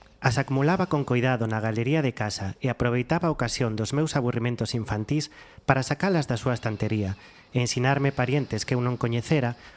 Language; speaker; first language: Galician; non-native, local second language; Spanish